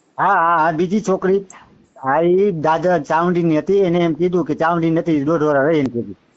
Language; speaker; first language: Gujarati; native; Gujarati